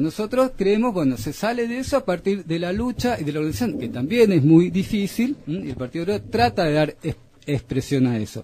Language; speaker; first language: Spanish; native; Spanish